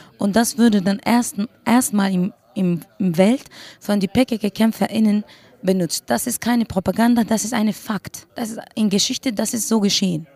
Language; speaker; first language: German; non-native, fluent; Kurdish